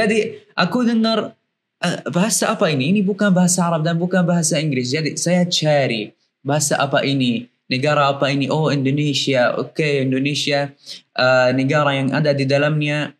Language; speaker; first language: Indonesian; non-native, learner; Arabic